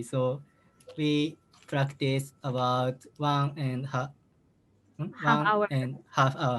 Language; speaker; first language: English; non-native, learner; Japanese